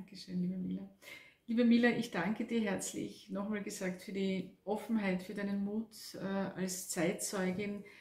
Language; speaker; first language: German; native; German